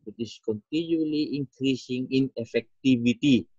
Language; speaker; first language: English; non-native, local second language; Filipino